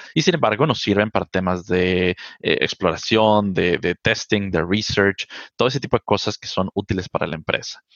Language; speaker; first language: Spanish; native; Spanish